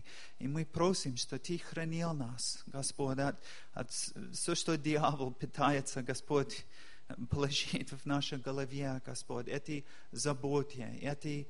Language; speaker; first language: Russian; non-native, fluent; English